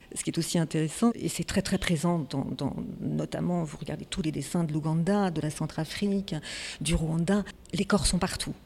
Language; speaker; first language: French; native; French